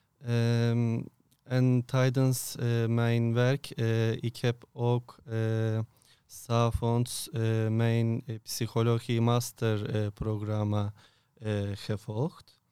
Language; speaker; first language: Dutch; non-native, learner; Turkish